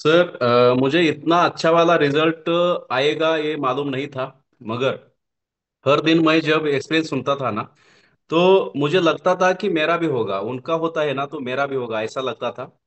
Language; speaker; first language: Hindi; non-native, local second language; Marathi